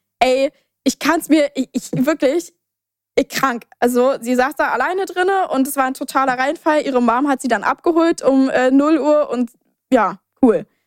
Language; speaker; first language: German; native; German